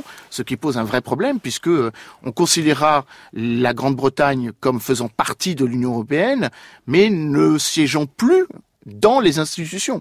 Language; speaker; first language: French; native; French